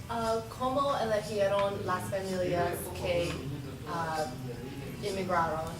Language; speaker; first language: Spanish; non-native, learner; English